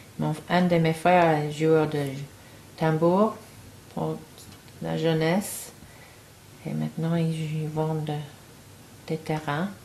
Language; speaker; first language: French; non-native, learner; English